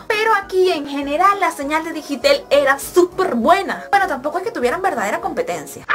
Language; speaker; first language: Spanish; native; Spanish